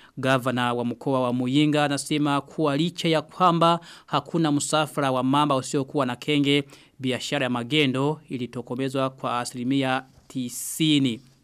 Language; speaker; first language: Swahili; non-native, local second language; Rundi